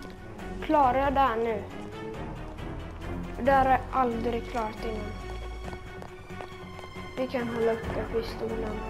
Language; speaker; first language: Swedish; native; Swedish